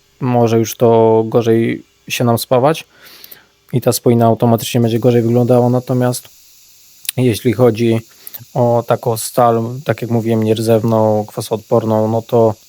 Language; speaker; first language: Polish; native; Polish